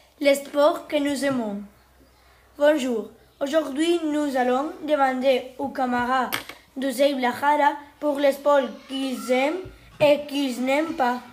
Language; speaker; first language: French; non-native, learner; Spanish